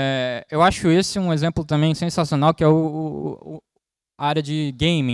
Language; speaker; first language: Portuguese; native; Portuguese